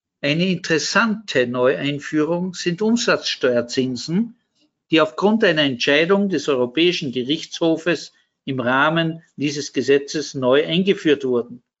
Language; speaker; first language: German; native; German